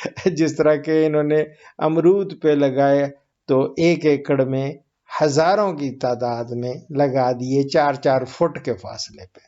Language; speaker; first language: Urdu; native; Urdu